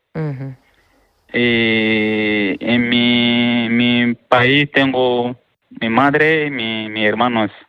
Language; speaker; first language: Spanish; non-native, learner; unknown